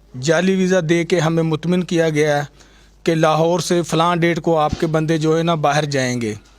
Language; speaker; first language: Urdu; non-native, local second language; Punjabi